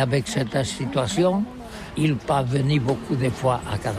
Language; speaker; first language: French; non-native, learner; Catalan